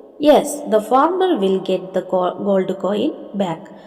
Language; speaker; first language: English; non-native, local second language; Malayalam